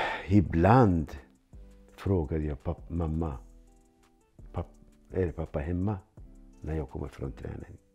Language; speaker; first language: Swedish; non-native, learner; Persian